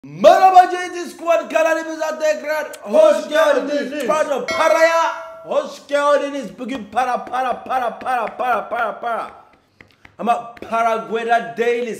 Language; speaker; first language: Turkish; non-native, learner; English